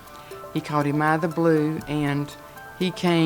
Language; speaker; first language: English; native; English